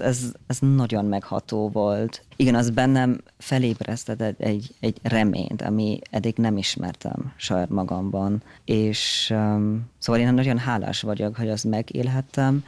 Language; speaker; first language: Hungarian; early bilingual, heritage; German